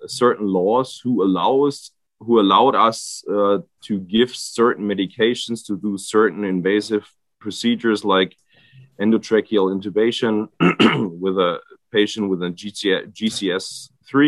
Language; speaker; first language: English; non-native, fluent; German